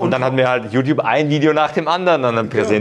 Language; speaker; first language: German; native; German